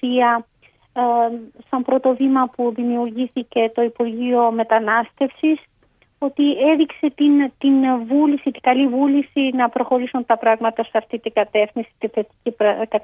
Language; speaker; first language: Greek; non-native, fluent; Albanian